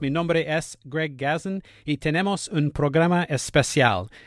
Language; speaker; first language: Spanish; non-native, learner; English